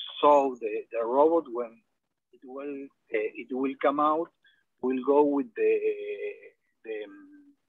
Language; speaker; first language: English; non-native, learner; Spanish